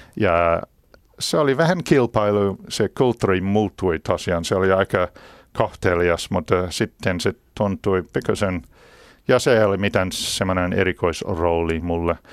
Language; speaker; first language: Finnish; non-native, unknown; English